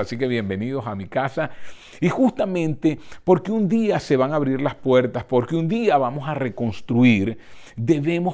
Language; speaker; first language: Spanish; native; Spanish